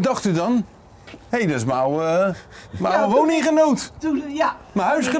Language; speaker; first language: Dutch; native; Dutch